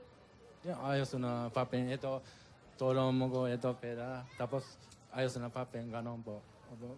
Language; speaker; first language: Filipino; non-native, learner; Japanese